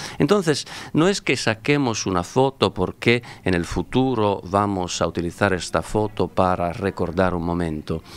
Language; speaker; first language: Spanish; non-native, fluent; Italian